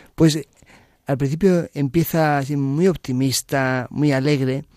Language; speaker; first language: Spanish; native; Spanish